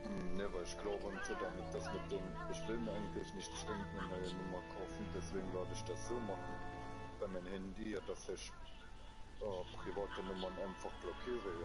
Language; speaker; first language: German; native; German